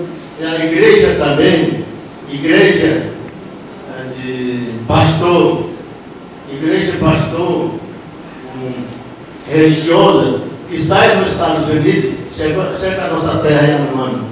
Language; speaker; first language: Portuguese; non-native, local second language; Yanomámi